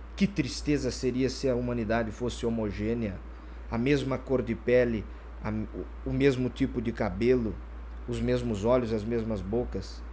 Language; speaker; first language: Portuguese; native; Portuguese